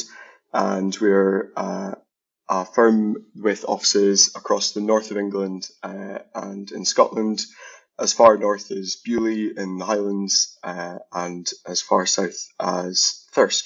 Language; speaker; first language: English; native; English